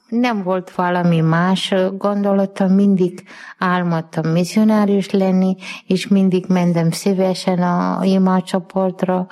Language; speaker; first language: Hungarian; non-native, fluent; Malayalam